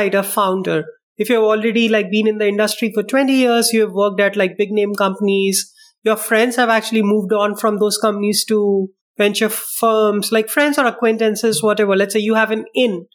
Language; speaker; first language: English; non-native, local second language; Hindi